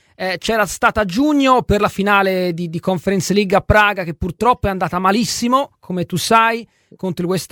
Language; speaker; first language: Italian; native; Italian